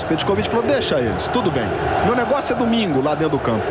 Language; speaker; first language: Portuguese; native; Portuguese